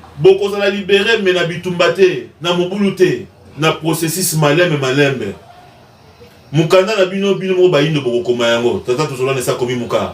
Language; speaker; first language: Lingala; non-native, local second language; Kongo